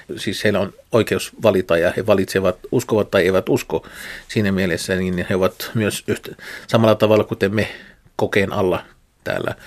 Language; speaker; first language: Finnish; non-native, fluent; Arabic